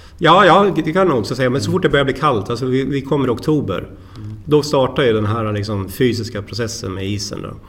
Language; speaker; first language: Swedish; native; Swedish